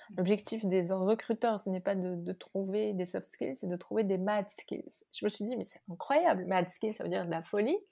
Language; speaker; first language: French; non-native, local second language; Arabic